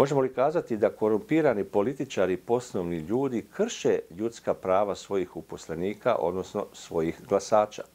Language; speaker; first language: Serbian; native; Serbian